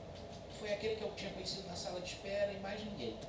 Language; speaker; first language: Portuguese; native; Portuguese